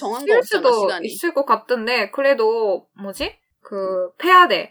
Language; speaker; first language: Korean; non-native, fluent; Japanese